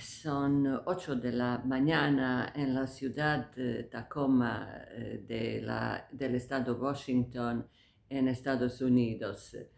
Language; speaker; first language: Spanish; non-native, fluent; Croatian